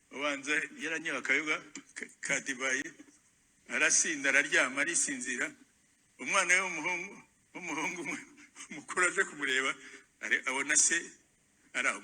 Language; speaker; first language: Kinyarwanda; native; Kinyarwanda